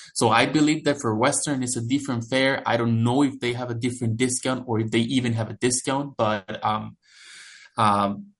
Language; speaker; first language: English; non-native, fluent; Spanish